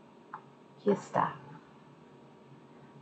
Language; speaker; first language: Spanish; non-native, fluent; Norwegian